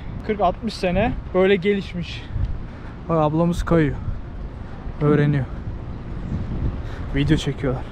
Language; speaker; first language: Turkish; native; Turkish